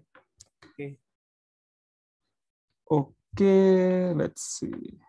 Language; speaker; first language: English; non-native, fluent; Indonesian